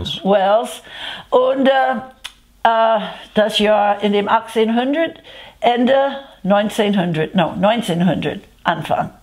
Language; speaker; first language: German; non-native, fluent; English